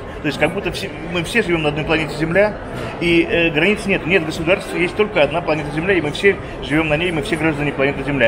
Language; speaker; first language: Russian; native; Russian